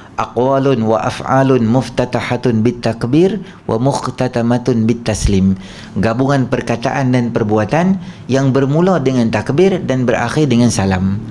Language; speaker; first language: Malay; native; Malay